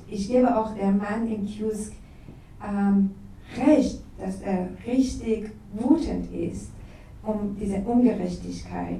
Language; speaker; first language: German; non-native, learner; Persian